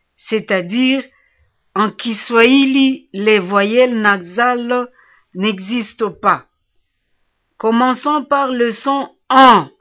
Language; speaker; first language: French; non-native, local second language; Swahili